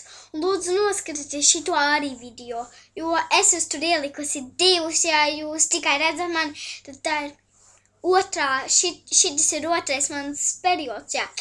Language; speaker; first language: Latvian; early bilingual, heritage; Latvian